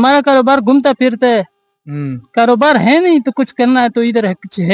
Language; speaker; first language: Hindi; non-native, local second language; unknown